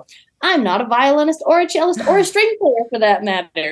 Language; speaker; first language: English; native; English